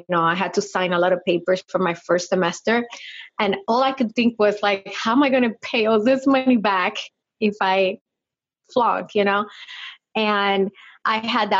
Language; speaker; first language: English; non-native, fluent; Spanish